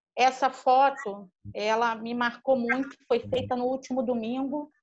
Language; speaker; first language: Portuguese; native; Portuguese